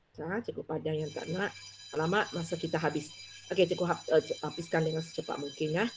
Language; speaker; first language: Malay; non-native, local second language; Chinese